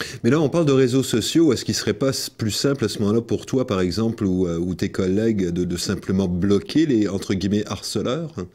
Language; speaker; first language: French; native; French